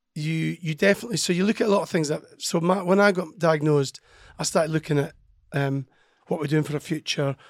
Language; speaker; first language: English; native; English